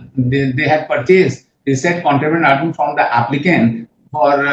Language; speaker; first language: English; non-native, local second language; Hindi